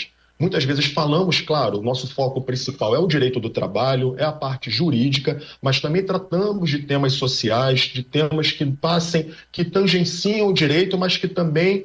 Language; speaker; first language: Portuguese; native; Portuguese